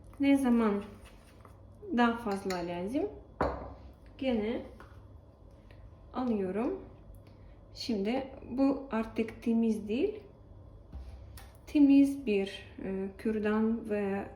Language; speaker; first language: Turkish; non-native, learner; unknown